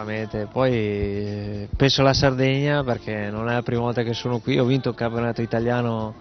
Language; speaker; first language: Italian; native; Italian